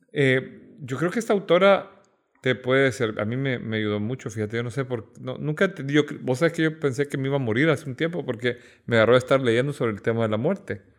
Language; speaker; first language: Spanish; native; Spanish